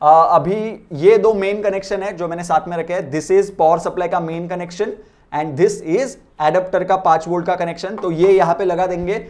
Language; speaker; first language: Hindi; non-native, local second language; Marathi